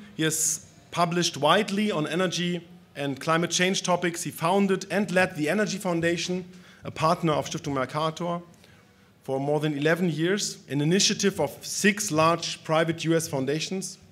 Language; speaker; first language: English; non-native, fluent; German